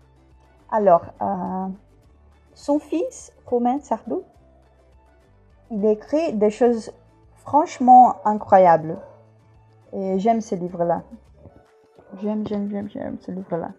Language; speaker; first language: French; non-native, fluent; Portuguese